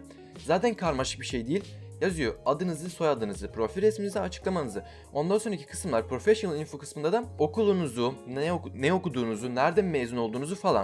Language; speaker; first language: Turkish; native; Turkish